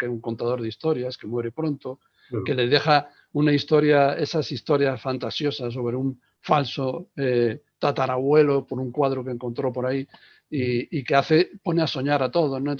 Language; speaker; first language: Spanish; native; Spanish